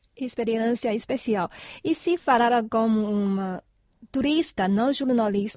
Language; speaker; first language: Portuguese; non-native, fluent; Chinese